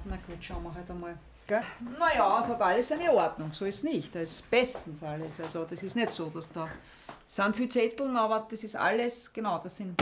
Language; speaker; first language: German; native; German